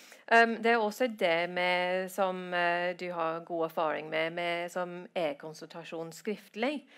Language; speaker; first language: Norwegian; non-native, fluent; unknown